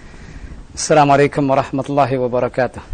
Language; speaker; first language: Arabic; non-native, fluent; Indonesian